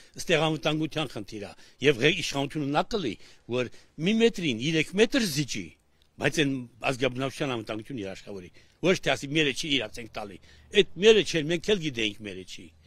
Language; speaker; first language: Armenian; native; Armenian